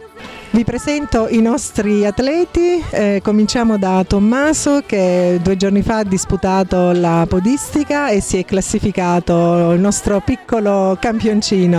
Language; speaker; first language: Italian; native; Italian